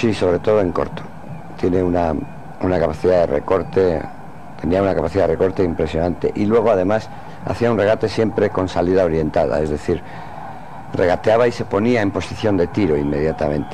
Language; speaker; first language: Spanish; native; Spanish